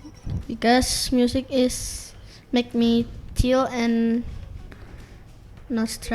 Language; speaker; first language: English; non-native, learner; Indonesian